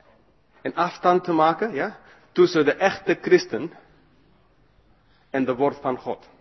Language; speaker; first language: Dutch; non-native, fluent; English